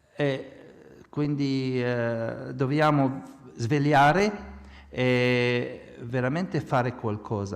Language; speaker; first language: Italian; non-native, fluent; Arabic